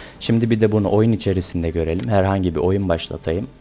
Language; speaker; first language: Turkish; native; Turkish